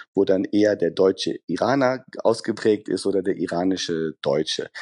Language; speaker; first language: German; early bilingual, other home language; Persian